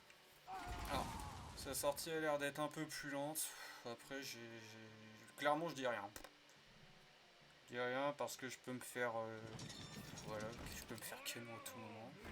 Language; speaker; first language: French; native; French